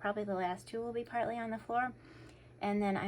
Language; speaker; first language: English; native; English